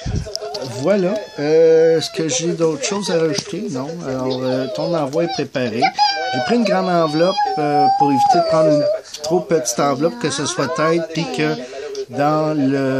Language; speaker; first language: French; native; French